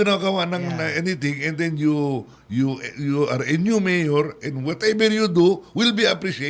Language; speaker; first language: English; non-native, local second language; Chavacano